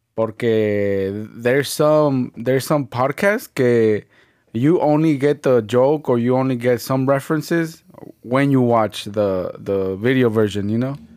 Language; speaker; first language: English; early bilingual, other home language; Spanish